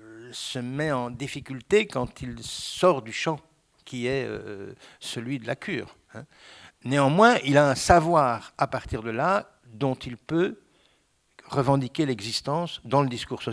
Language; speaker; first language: French; native; French